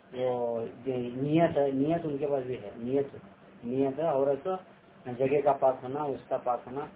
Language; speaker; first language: Urdu; native; Urdu